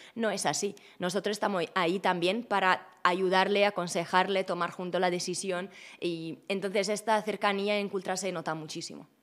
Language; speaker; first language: Spanish; non-native, fluent; Italian